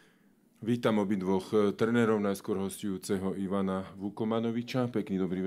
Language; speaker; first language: Slovak; native; Slovak